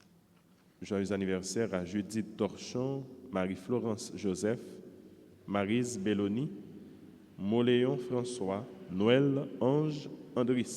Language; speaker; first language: French; non-native, local second language; Haitian Creole